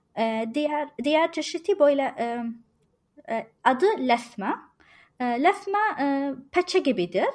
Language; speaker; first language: Turkish; non-native, learner; Arabic